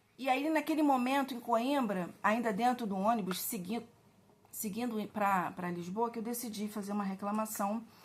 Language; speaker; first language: Portuguese; native; Portuguese